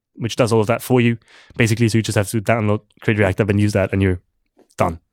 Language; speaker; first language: English; non-native, fluent; German